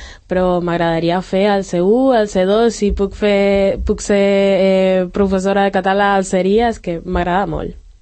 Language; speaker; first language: Catalan; non-native, local second language; Spanish